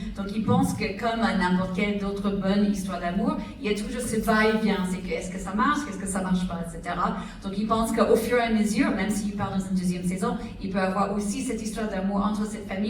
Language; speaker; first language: French; native; French